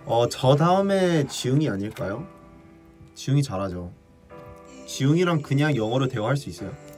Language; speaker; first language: Korean; early bilingual, heritage; Korean